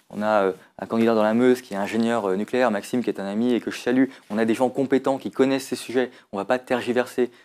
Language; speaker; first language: French; native; French